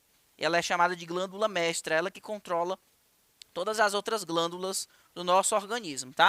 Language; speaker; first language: Portuguese; native; Portuguese